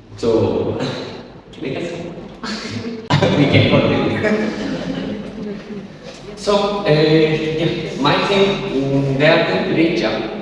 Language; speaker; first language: English; non-native, learner; Turkish